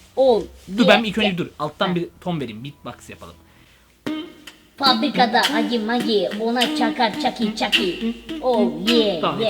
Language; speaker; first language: Turkish; native; Turkish